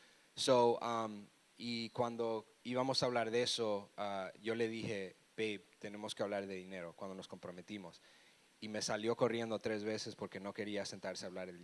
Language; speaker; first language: Spanish; early bilingual, heritage; Spanish